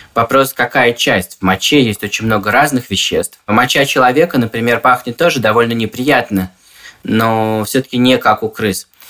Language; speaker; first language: Russian; native; Russian